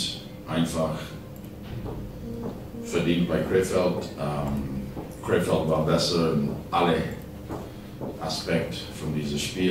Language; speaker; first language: German; non-native, fluent; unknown